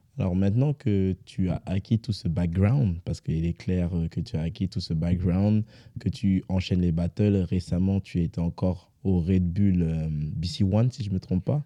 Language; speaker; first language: French; native; French